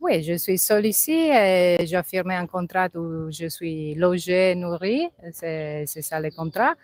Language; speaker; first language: French; non-native, learner; Italian